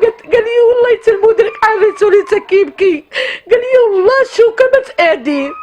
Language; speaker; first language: Arabic; native; Arabic